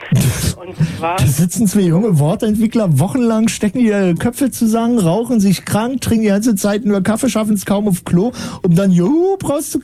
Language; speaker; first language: German; native; German